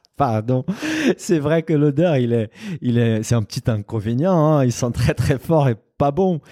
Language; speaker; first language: French; non-native, fluent; Portuguese